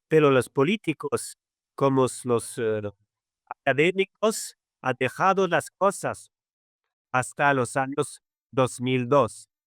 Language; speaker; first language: Spanish; non-native, fluent; Arabic